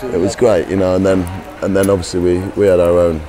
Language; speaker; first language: English; native; English